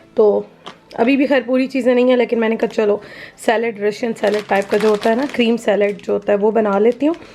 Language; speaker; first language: Urdu; native; Urdu